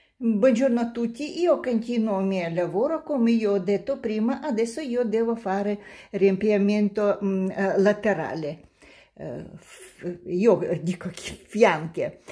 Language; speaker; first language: Italian; non-native, learner; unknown